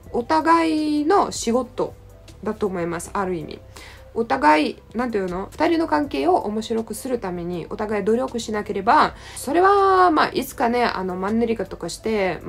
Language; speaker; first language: Japanese; non-native, fluent; Russian